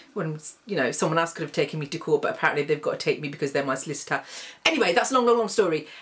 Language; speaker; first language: English; native; English